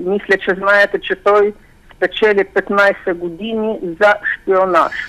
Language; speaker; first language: Bulgarian; non-native, fluent; Ukrainian